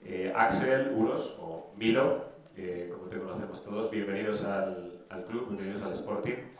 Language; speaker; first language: Spanish; native; Spanish